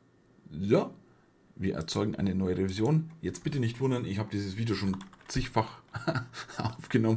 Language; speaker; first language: German; native; German